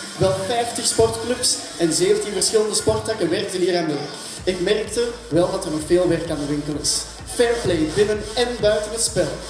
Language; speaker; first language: Dutch; native; Dutch